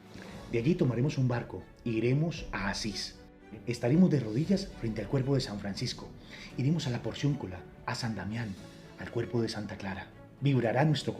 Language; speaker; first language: Spanish; native; Spanish